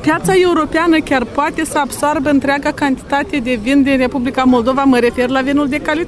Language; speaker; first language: Romanian; native; Romanian